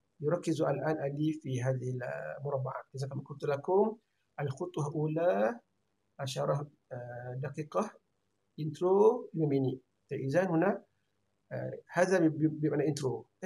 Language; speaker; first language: Arabic; non-native, fluent; Malay